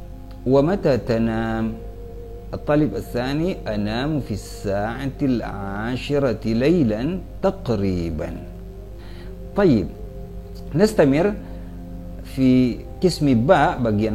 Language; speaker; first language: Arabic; non-native, fluent; Indonesian